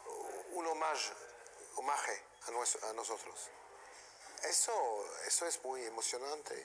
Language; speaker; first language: Spanish; non-native, fluent; French